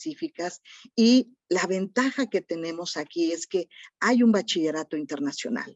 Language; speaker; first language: Spanish; native; Spanish